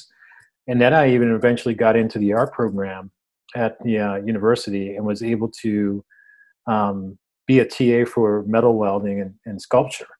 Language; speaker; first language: English; early bilingual, other home language; Spanish